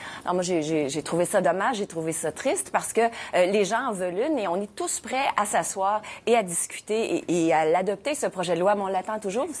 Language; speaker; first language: French; native; French